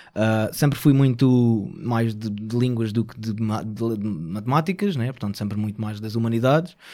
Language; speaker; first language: Portuguese; native; Portuguese